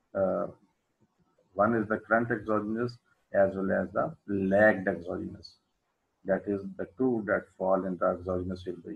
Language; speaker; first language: English; non-native, local second language; Urdu